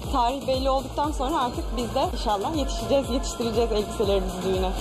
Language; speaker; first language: Turkish; non-native, fluent; Portuguese